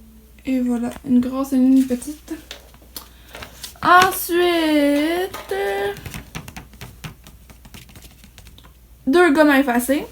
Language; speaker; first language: French; native; French